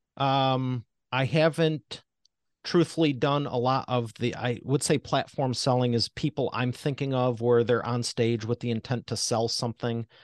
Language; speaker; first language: English; native; English